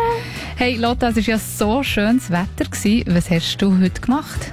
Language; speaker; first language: German; native; German